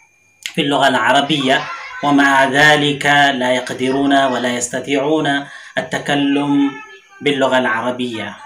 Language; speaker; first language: Arabic; non-native, fluent; Urdu